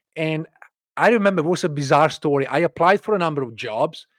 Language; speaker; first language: English; non-native, fluent; Italian